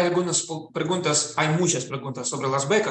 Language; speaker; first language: Spanish; non-native, fluent; Russian